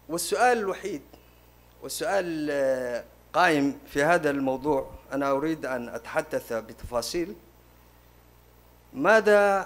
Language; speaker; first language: Arabic; non-native, local second language; Somali